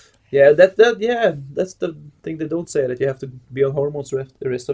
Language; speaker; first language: English; non-native, fluent; Norwegian